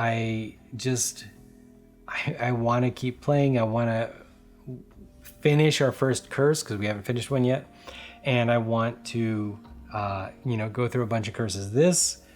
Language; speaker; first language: English; native; English